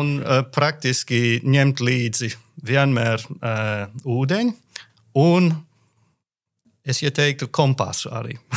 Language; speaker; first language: Latvian; non-native, learner; English